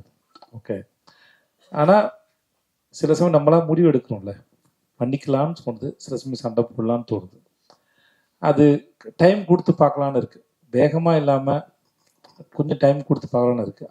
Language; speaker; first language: Tamil; native; Tamil